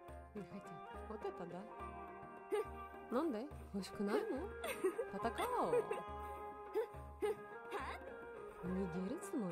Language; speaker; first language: Japanese; non-native, learner; Russian